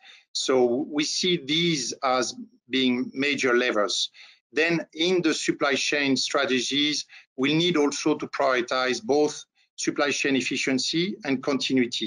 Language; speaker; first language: English; non-native, fluent; French